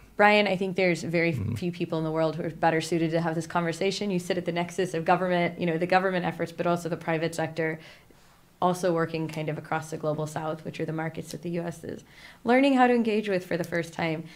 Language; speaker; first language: English; native; English